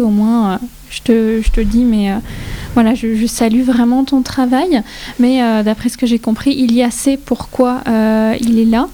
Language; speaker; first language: French; native; French